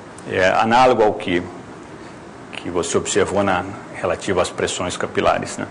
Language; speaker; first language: Portuguese; native; Portuguese